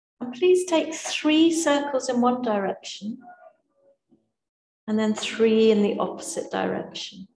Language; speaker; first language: English; native; English